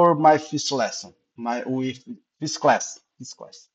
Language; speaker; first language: English; non-native, learner; Portuguese